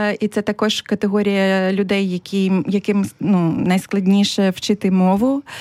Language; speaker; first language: Ukrainian; native; Ukrainian